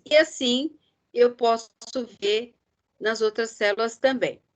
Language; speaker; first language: Portuguese; native; Portuguese